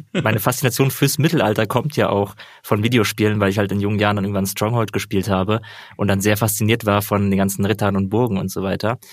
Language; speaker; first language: German; native; German